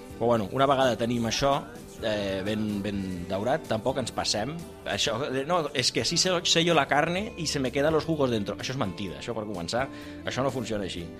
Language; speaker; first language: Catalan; native; Catalan